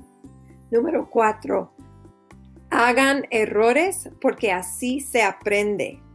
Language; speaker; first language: Spanish; non-native, fluent; English